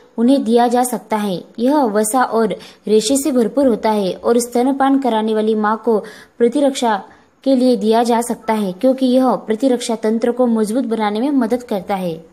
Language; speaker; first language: Hindi; non-native, local second language; Marathi